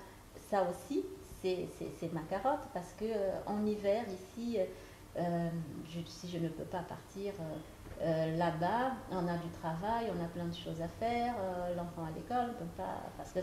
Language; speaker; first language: French; non-native, fluent; Portuguese